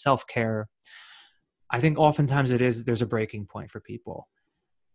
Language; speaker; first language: English; native; English